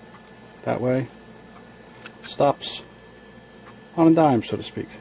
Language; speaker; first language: English; native; English